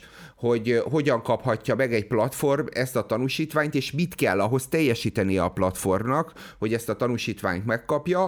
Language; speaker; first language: Hungarian; native; Hungarian